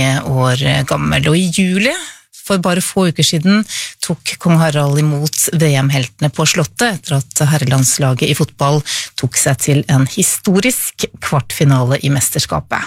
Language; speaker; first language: Norwegian; native; Norwegian